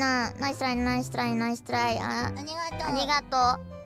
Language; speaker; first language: Japanese; non-native, learner; Indonesian